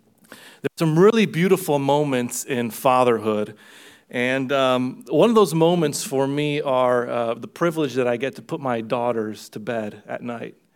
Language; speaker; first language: English; early bilingual, other home language; Romanian